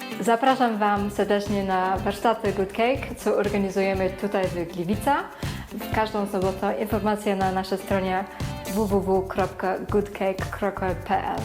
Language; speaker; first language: Polish; non-native, learner; English